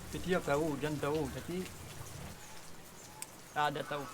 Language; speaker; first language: Indonesian; non-native, fluent; French